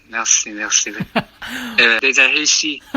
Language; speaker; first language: French; non-native, learner; Korean